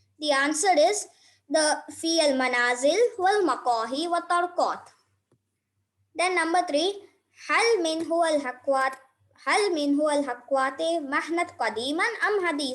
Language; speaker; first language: Arabic; non-native, learner; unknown